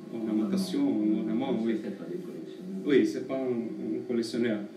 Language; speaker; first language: French; non-native, fluent; Portuguese